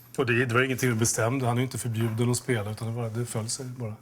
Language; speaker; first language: Swedish; native; Swedish